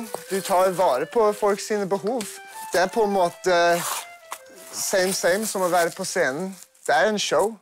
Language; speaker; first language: Norwegian; early bilingual, heritage; English